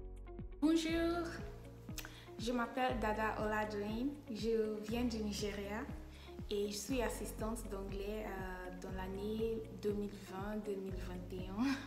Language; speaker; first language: French; non-native, fluent; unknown